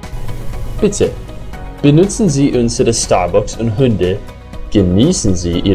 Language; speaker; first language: German; non-native, learner; English